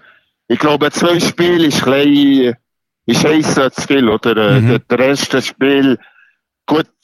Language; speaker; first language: German; non-native, local second language; French